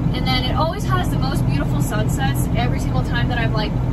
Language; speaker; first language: English; native; English